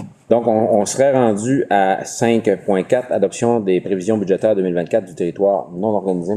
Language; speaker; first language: French; native; French